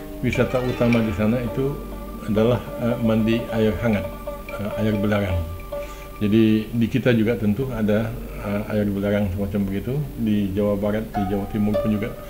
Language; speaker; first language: Indonesian; native; Indonesian